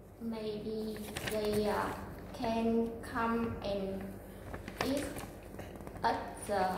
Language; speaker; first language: English; non-native, learner; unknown